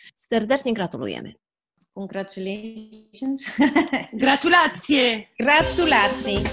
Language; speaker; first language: English; non-native, fluent; Dutch